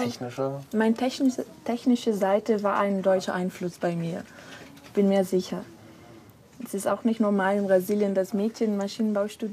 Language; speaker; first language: German; early bilingual, heritage; Portuguese